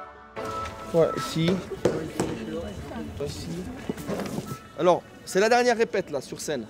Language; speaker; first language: French; native; French